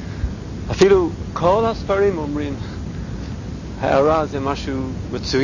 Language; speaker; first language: Hebrew; non-native, fluent; English